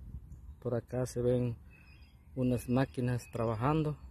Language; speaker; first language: Spanish; non-native, local second language; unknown